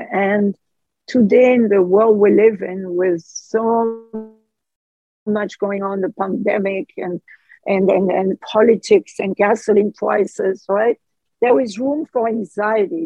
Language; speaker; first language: English; non-native, fluent; French